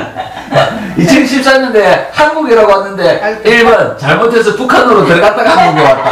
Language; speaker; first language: Korean; native; Korean